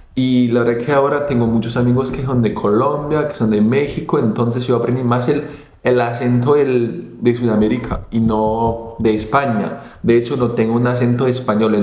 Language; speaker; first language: Spanish; non-native, fluent; Italian